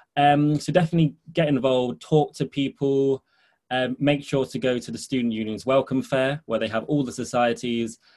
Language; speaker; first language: English; early bilingual, heritage; English